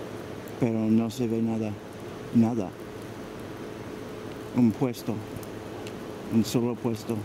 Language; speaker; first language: Spanish; early bilingual, heritage; Spanish